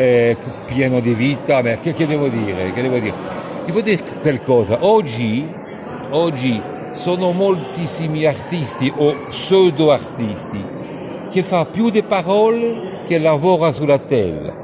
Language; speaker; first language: Italian; non-native, fluent; French